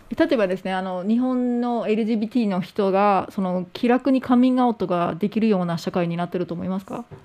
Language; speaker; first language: Japanese; non-native, fluent; English